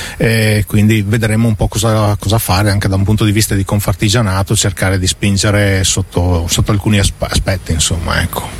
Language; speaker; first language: Italian; native; Italian